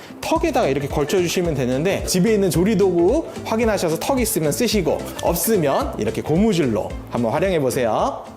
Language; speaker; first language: Korean; native; Korean